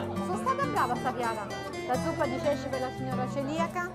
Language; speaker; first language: Italian; native; Italian